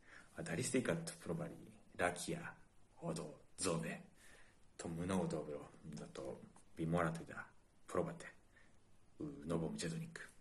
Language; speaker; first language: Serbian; non-native, learner; Japanese